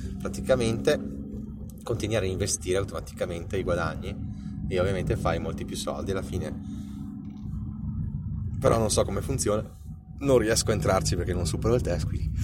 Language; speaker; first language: Italian; native; Italian